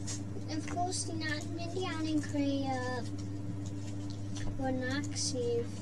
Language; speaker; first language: Welsh; non-native, local second language; English